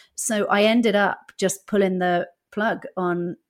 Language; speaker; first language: English; native; English